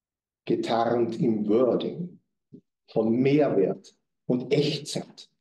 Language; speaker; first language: German; native; German